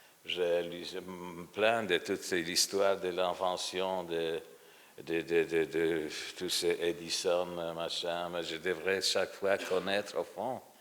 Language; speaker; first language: French; non-native, fluent; Polish